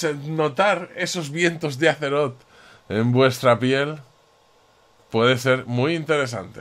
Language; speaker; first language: Spanish; native; Spanish